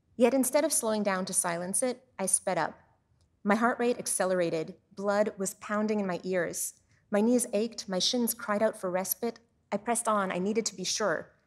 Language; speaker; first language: English; native; English